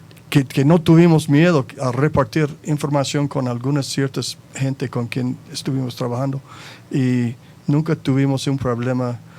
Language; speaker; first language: Spanish; non-native, fluent; English